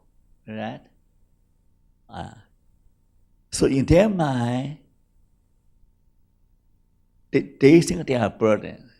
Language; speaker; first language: English; non-native, fluent; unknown